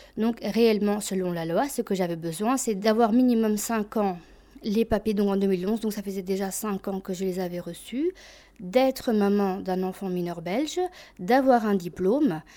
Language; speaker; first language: French; early bilingual, other home language; Albanian